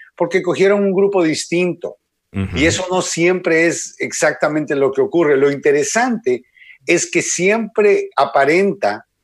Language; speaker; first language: Spanish; native; Spanish